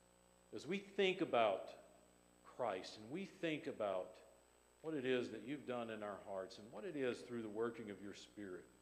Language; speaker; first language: English; native; English